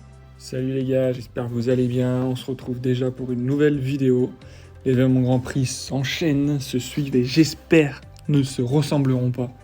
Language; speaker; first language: French; native; French